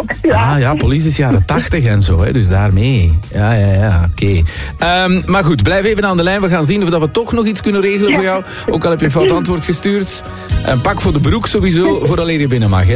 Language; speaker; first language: Dutch; native; Dutch